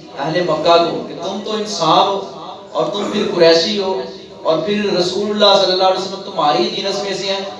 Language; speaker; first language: Urdu; non-native, local second language; Punjabi